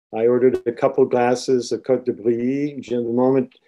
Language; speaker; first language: English; native; English